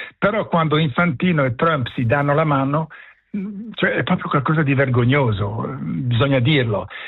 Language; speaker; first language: Italian; early bilingual, heritage; French